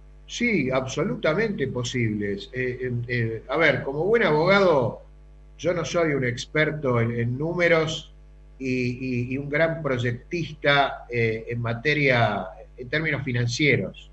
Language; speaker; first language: Spanish; native; Spanish